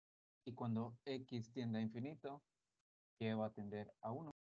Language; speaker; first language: Spanish; native; Spanish